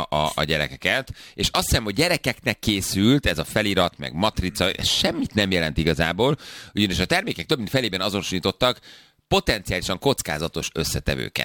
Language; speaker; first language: Hungarian; native; Hungarian